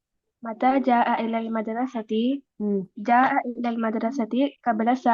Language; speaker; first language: Arabic; non-native, learner; Tamil